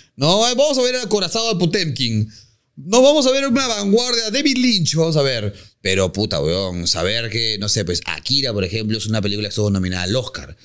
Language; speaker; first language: Spanish; native; Spanish